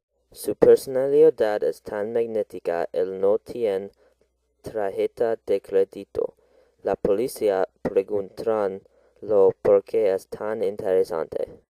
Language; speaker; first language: Spanish; non-native, learner; English